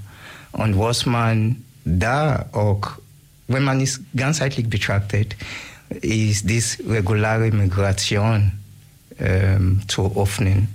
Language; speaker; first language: German; non-native, learner; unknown